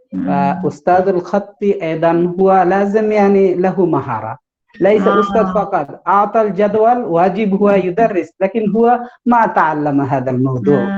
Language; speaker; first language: Arabic; non-native, learner; Malay